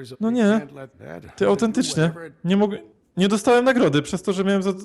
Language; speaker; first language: Polish; native; Polish